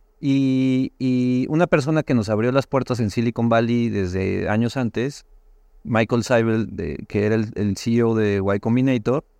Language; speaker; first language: Spanish; native; Spanish